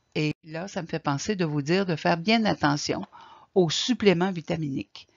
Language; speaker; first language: French; native; French